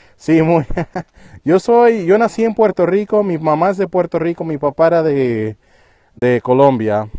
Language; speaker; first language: Spanish; early bilingual, heritage; Spanish